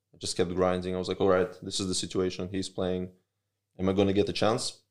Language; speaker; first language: English; early bilingual, other home language; Russian